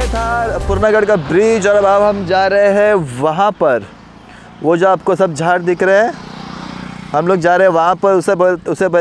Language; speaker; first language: Hindi; non-native, local second language; Konkani